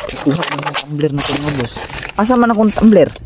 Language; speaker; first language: Filipino; non-native, local second language; Cebuano